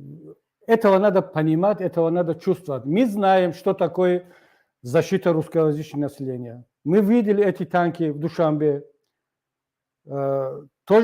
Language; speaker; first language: Russian; non-native, local second language; Tajik